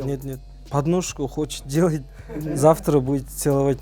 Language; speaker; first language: Russian; non-native, local second language; Kazakh